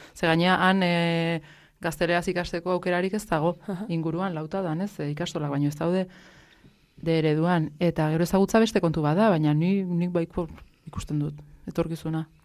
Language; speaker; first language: Basque; non-native, local second language; Spanish